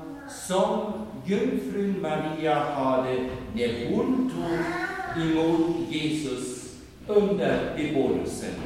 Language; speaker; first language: Swedish; non-native, fluent; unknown